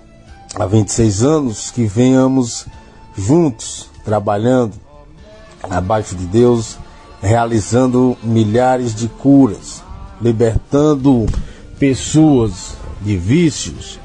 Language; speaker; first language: Portuguese; native; Portuguese